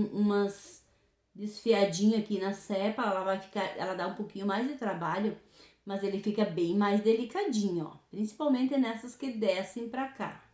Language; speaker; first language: Portuguese; native; Portuguese